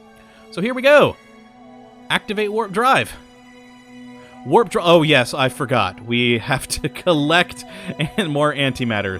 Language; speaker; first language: English; native; English